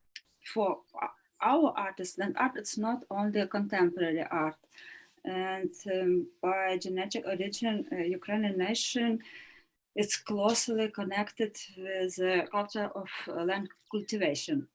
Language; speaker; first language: English; non-native, learner; Ukrainian